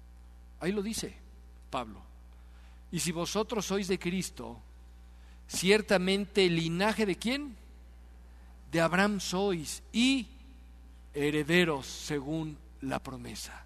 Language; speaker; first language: Spanish; native; Spanish